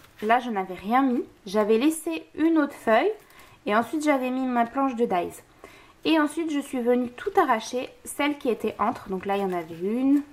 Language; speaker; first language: French; native; French